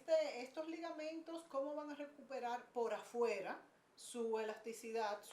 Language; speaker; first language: Spanish; native; Spanish